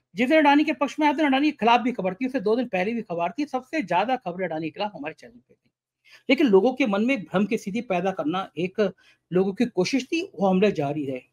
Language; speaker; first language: Hindi; native; Hindi